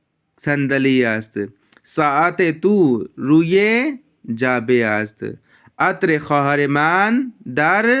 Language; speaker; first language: Persian; non-native, fluent; Urdu